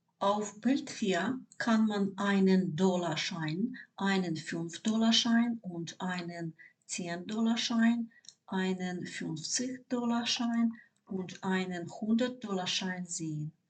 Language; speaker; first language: German; non-native, fluent; Ukrainian